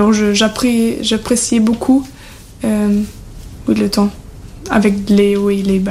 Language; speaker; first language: French; non-native, learner; German